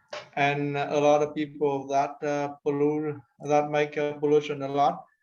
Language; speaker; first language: English; non-native, learner; Vietnamese